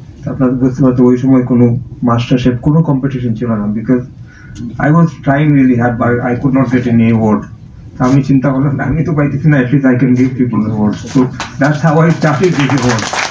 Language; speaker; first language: Bangla; early bilingual, heritage; Bangla